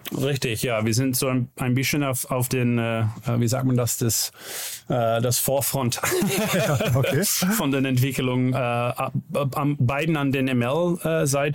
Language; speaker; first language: German; non-native, learner; Dutch